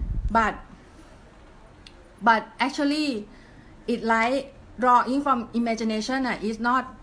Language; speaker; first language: English; non-native, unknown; Thai